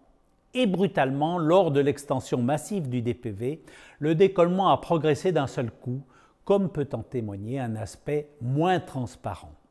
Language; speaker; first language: French; native; French